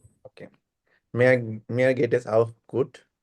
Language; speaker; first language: German; non-native, fluent; Bangla